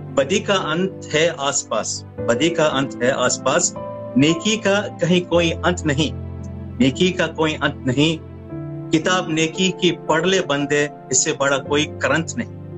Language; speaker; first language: Hindi; non-native, fluent; Arabic